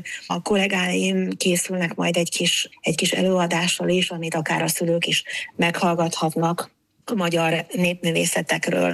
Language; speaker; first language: Hungarian; native; Hungarian